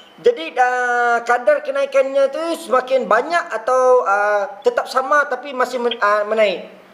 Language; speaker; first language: Malay; native; Malay